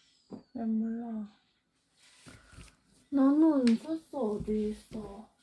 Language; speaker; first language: Korean; non-native, learner; Thai